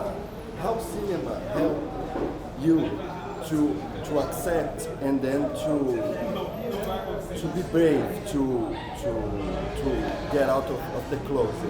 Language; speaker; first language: English; non-native, learner; Portuguese